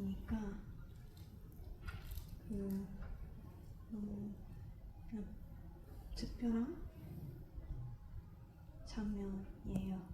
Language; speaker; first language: Korean; non-native, learner; Japanese